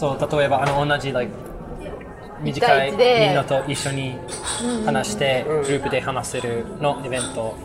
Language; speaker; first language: Japanese; non-native, learner; English